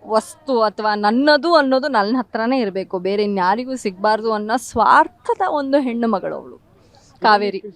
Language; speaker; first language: Kannada; native; Kannada